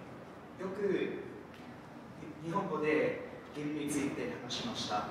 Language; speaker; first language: Japanese; non-native, learner; English